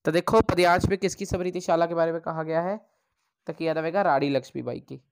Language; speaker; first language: Hindi; non-native, local second language; Punjabi